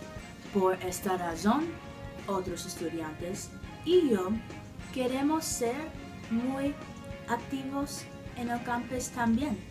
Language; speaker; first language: Spanish; non-native, learner; English